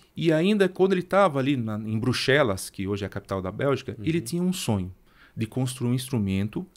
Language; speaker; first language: Portuguese; native; Portuguese